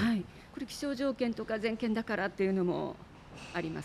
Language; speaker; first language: Japanese; native; Japanese